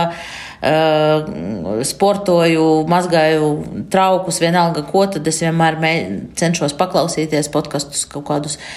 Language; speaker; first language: Latvian; non-native, local second language; Russian